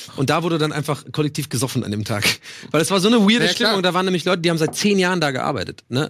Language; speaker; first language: German; non-native, fluent; English